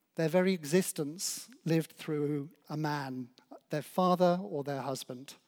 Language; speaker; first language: English; native; English